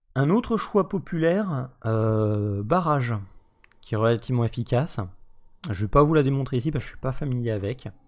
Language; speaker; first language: French; native; French